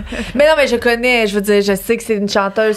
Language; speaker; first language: French; native; French